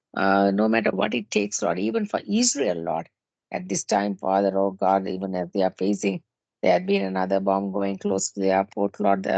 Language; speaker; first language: English; non-native, local second language; Tamil